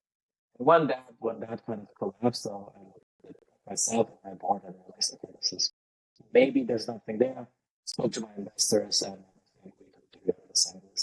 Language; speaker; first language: English; non-native, fluent; Lithuanian